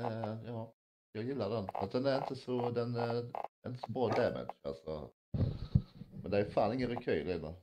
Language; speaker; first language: Swedish; native; Swedish